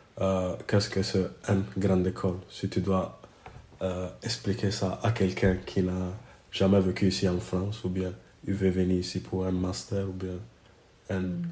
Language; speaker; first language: French; non-native, fluent; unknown